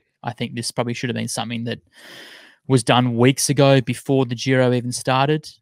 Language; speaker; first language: English; native; English